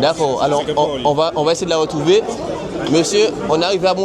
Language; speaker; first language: French; native; French